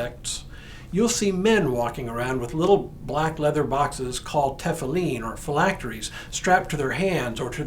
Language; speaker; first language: English; native; English